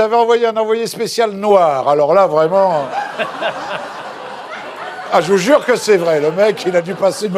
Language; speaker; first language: French; native; French